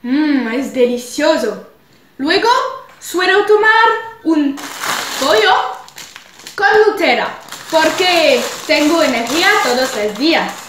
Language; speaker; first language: Spanish; non-native, learner; French